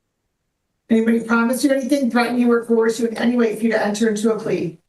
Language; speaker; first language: English; native; English